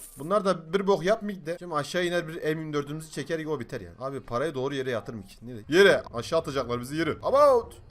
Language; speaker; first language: Turkish; native; Turkish